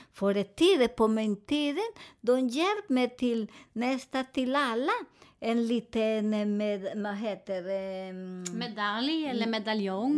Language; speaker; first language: Swedish; non-native, fluent; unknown